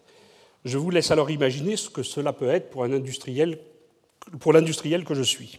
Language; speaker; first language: French; native; French